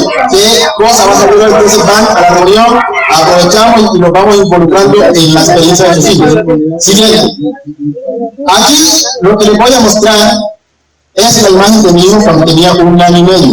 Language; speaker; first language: Spanish; native; Spanish